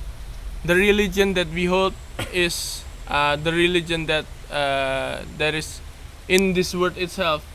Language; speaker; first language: English; non-native, fluent; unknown